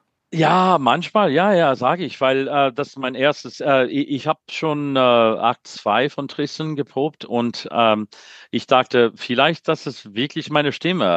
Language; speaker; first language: German; non-native, learner; English